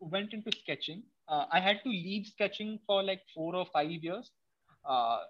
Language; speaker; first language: English; non-native, local second language; Odia